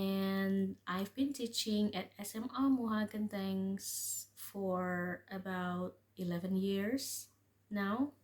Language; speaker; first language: English; non-native, fluent; Indonesian